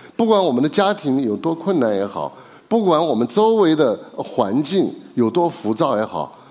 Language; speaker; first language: Chinese; native; Chinese